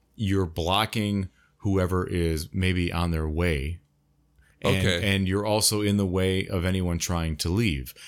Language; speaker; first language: English; native; English